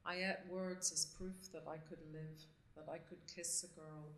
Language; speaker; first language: English; native; English